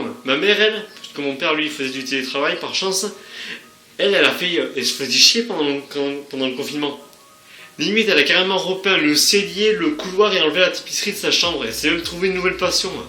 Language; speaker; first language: French; native; French